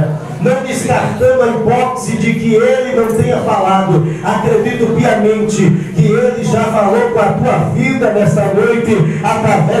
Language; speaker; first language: Portuguese; native; Portuguese